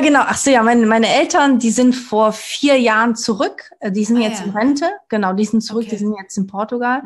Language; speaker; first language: German; early bilingual, other home language; Portuguese